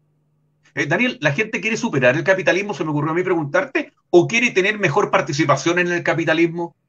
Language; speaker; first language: Spanish; native; Spanish